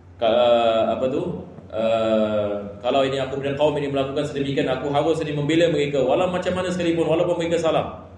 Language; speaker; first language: Malay; non-native, fluent; Arabic